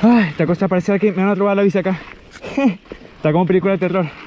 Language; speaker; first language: Spanish; native; Spanish